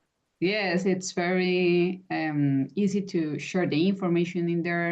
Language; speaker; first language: English; non-native, fluent; Spanish